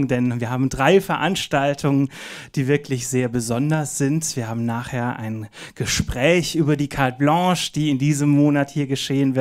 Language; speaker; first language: German; native; German